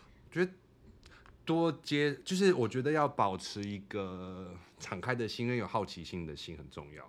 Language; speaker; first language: Chinese; non-native, fluent; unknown